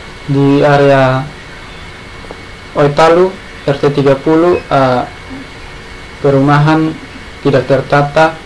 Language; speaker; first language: Indonesian; native; Indonesian